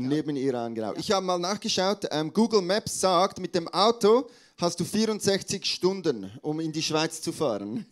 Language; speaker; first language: German; native; German